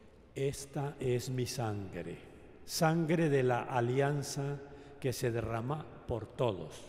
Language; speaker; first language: Spanish; native; Spanish